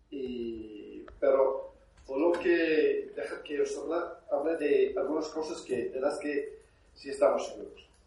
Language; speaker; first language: Spanish; non-native, fluent; English